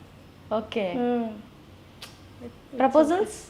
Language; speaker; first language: Telugu; native; Telugu